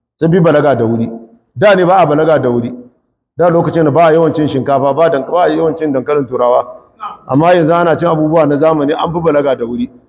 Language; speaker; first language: Hausa; non-native, local second language; Kanuri